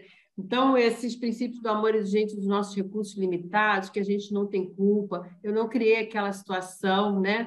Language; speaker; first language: Portuguese; native; Portuguese